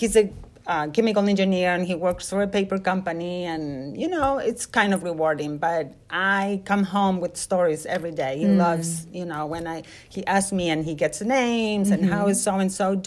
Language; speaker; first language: English; non-native, fluent; Spanish